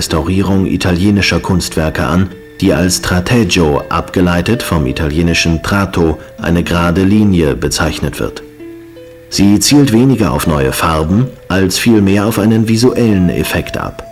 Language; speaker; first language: German; native; German